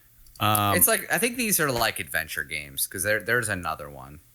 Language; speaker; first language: English; native; English